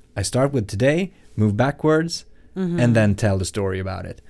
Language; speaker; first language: English; non-native, fluent; Swedish